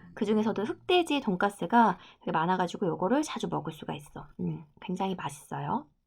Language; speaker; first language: Korean; native; Korean